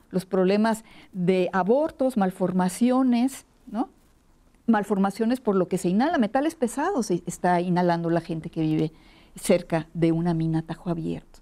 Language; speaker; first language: Spanish; native; Spanish